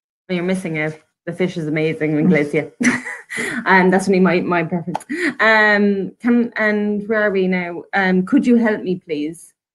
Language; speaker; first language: English; native; English